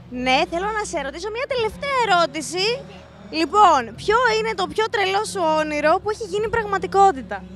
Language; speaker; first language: Greek; native; Greek